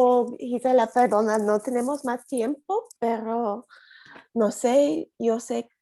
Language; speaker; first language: Spanish; non-native, learner; English